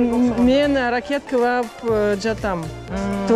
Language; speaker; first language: Kyrgyz; non-native, learner; Russian